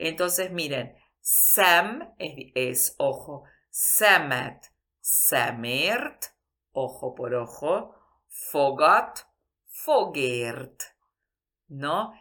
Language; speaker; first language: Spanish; early bilingual, heritage; Spanish